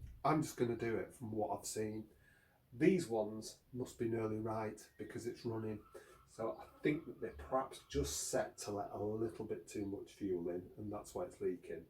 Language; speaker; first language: English; native; English